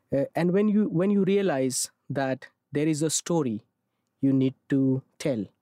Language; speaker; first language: English; non-native, local second language; Marathi